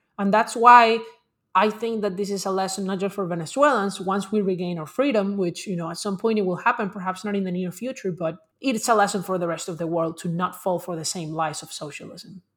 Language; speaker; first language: English; non-native, fluent; Spanish